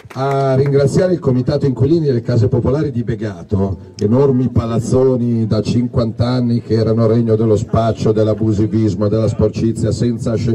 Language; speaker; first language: Italian; native; Italian